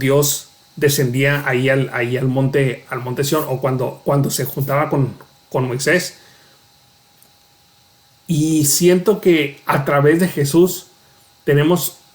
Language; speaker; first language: Spanish; native; Spanish